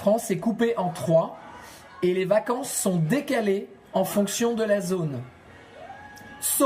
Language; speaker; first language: French; native; French